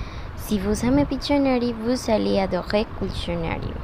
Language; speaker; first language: French; non-native, learner; Spanish